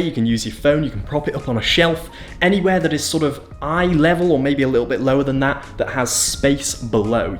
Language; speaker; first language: English; native; English